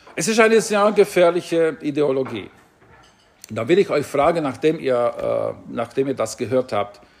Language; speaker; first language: German; non-native, fluent; Romanian